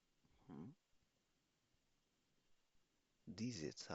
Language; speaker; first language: German; non-native, fluent; Urdu